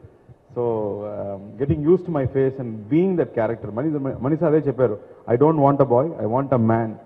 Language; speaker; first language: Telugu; non-native, local second language; Tamil